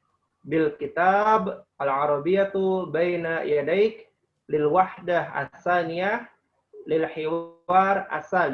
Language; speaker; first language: Arabic; non-native, fluent; Indonesian